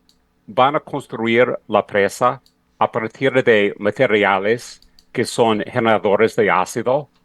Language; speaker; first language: Spanish; non-native, fluent; English